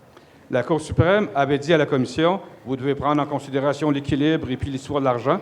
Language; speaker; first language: French; native; French